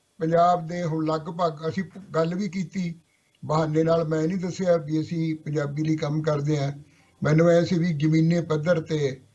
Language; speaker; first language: Punjabi; native; Punjabi